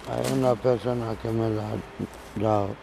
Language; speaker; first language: Spanish; non-native, learner; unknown